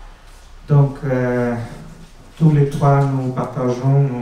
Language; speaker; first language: French; non-native, fluent; Greek